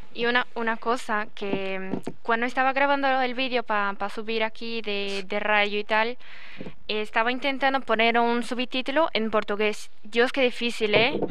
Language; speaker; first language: Spanish; non-native, learner; Portuguese